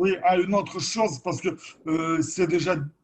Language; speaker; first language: French; non-native, fluent; Lithuanian